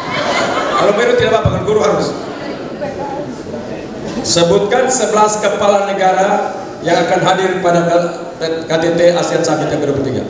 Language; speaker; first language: Indonesian; native; Indonesian